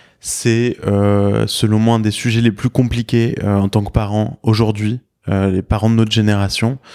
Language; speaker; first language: French; native; French